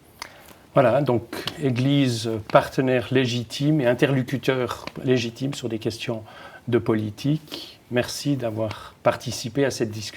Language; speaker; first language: French; native; French